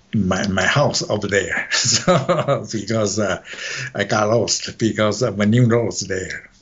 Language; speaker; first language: English; non-native, fluent; Chinese